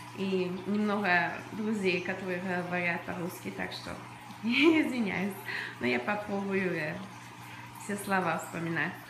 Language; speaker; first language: Russian; early bilingual, other home language; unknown